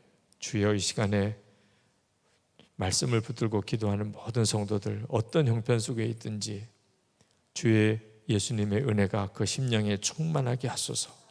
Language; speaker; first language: Korean; native; Korean